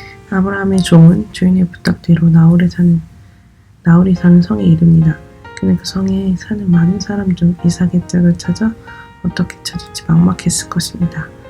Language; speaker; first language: Korean; native; Korean